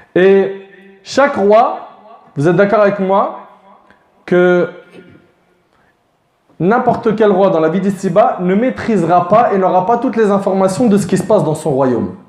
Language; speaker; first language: French; native; French